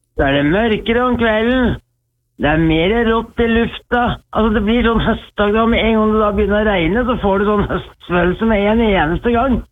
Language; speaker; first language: Norwegian; native; Norwegian